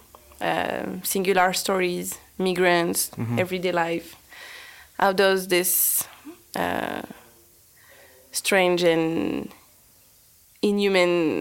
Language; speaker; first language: English; non-native, fluent; French